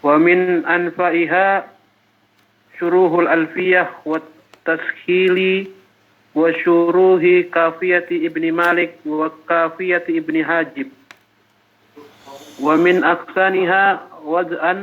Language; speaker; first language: Arabic; non-native, fluent; Indonesian